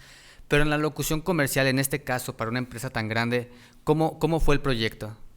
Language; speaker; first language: Spanish; native; Spanish